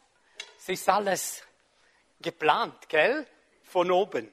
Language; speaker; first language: German; non-native, fluent; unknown